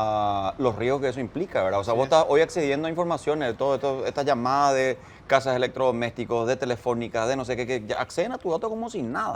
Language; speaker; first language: Spanish; native; Spanish